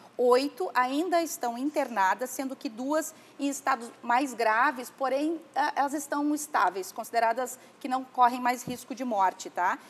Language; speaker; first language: Portuguese; native; Portuguese